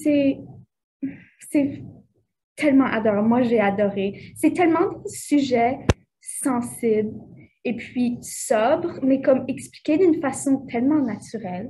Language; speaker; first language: French; native; French